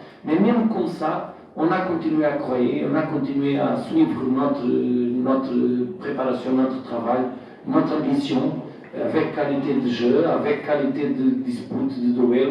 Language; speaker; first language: French; non-native, fluent; Portuguese